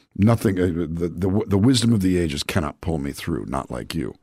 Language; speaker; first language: English; native; English